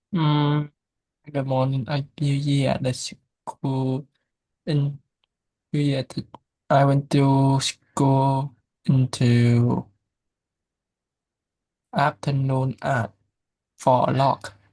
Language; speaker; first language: English; non-native, learner; Vietnamese